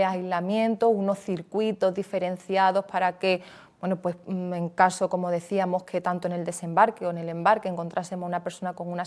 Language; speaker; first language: Spanish; native; Spanish